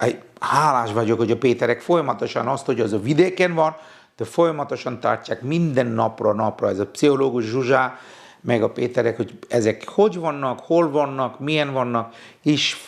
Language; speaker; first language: Hungarian; non-native, fluent; Bangla